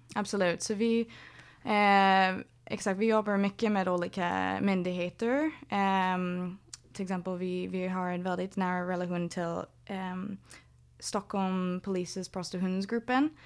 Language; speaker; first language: Swedish; non-native, fluent; English